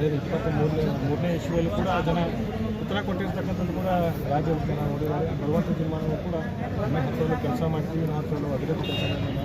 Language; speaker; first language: Kannada; native; Kannada